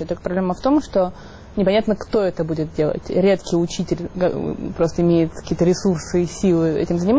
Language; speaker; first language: Russian; native; Russian